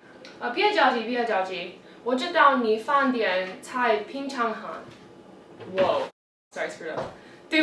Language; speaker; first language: Chinese; non-native, learner; English